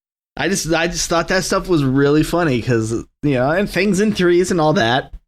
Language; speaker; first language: English; native; English